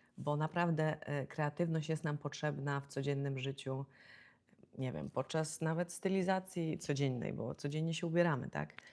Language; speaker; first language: Polish; native; Polish